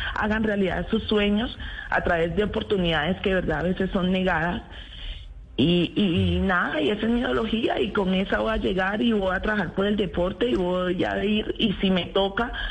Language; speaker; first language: Spanish; native; Spanish